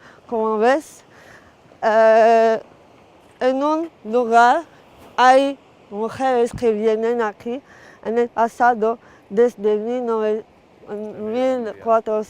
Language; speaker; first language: Spanish; non-native, fluent; Arabic